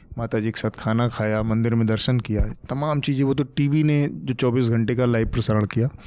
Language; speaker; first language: Hindi; native; Hindi